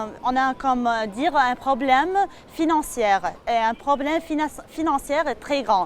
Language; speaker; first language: French; non-native, local second language; Arabic